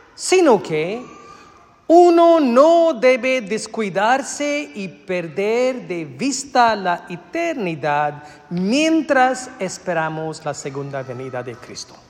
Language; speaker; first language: Spanish; non-native, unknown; Malayalam